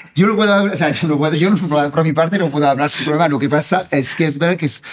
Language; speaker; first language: Spanish; non-native, fluent; French